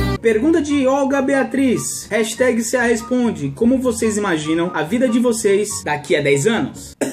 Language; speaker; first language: Portuguese; native; Portuguese